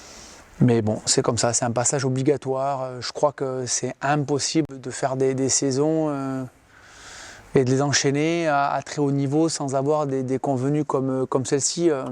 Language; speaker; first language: French; native; French